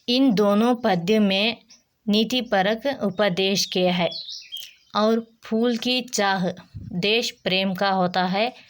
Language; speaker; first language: Hindi; non-native, local second language; Telugu